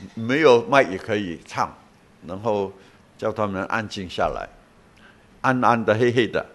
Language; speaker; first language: Chinese; non-native, local second language; Cantonese